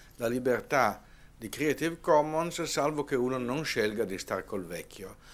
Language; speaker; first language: Italian; native; Italian